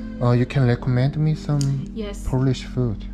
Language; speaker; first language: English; non-native, learner; Korean